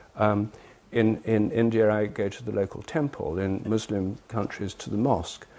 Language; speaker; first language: English; native; English